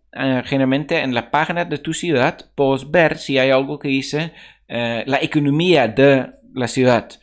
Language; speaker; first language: Spanish; non-native, fluent; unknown